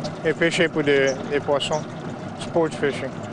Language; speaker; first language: French; non-native, local second language; English